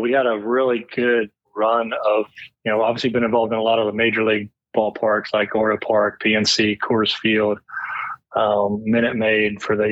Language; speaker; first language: English; native; English